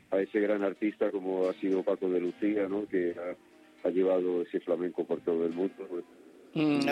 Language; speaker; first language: Spanish; native; Spanish